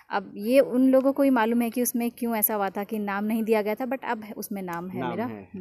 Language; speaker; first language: Hindi; native; Hindi